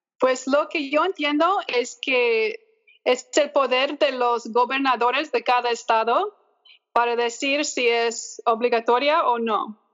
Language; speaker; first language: Spanish; early bilingual, heritage; English